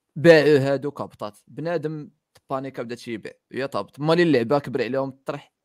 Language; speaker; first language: Arabic; native; Arabic